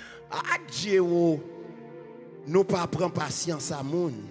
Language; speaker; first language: French; native; French